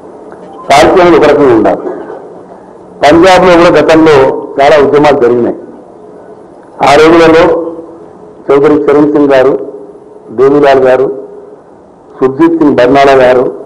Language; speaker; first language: Telugu; native; Telugu